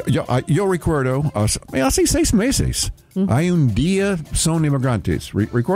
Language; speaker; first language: Spanish; non-native, learner; English